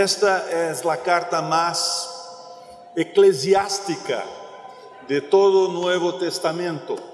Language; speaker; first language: Spanish; non-native, learner; Portuguese